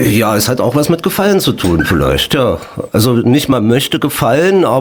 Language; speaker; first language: German; native; German